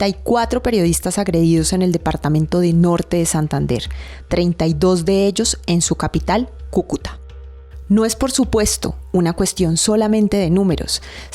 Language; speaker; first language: Spanish; native; Spanish